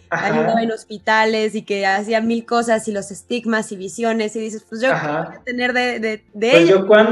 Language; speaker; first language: Spanish; native; Spanish